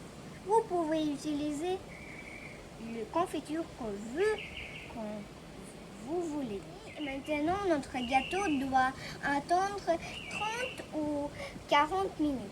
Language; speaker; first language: French; non-native, learner; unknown